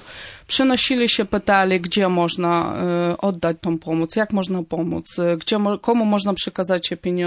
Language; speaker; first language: Polish; non-native, fluent; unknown